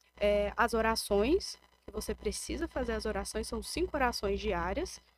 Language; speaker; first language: Portuguese; native; Portuguese